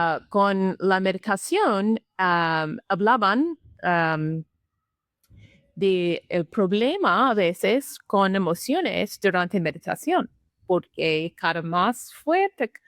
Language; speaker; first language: Spanish; non-native, learner; English